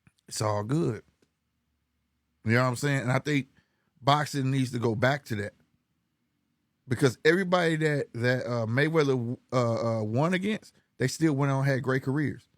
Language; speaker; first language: English; native; English